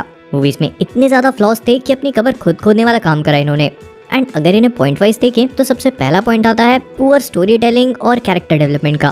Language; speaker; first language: Hindi; native; Hindi